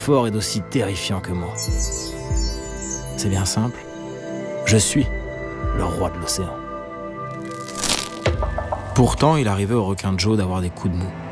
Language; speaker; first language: French; native; French